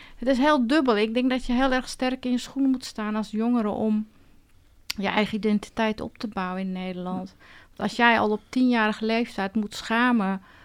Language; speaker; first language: Dutch; early bilingual, other home language; Turkish